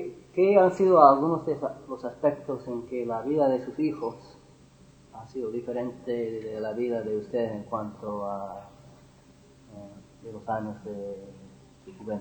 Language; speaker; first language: Spanish; non-native, fluent; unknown